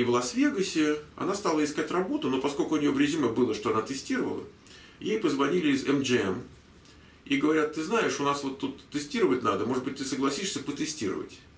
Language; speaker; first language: Russian; native; Russian